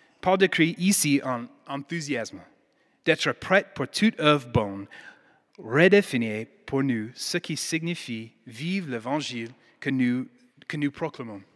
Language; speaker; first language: French; non-native, fluent; English